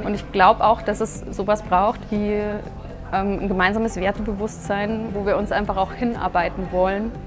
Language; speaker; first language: German; native; German